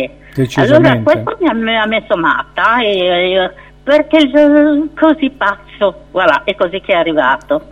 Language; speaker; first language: Italian; non-native, fluent; French